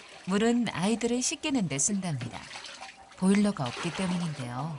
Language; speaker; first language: Korean; native; Korean